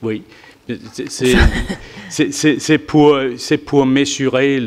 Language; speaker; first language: French; non-native, fluent; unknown